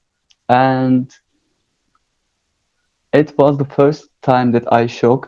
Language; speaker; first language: English; non-native, learner; Turkish